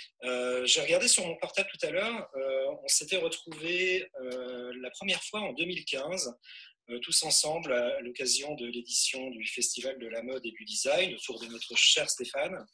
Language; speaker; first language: French; native; French